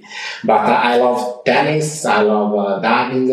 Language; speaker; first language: English; non-native, fluent; Italian